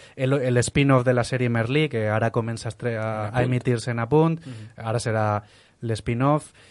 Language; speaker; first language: Catalan; native; Catalan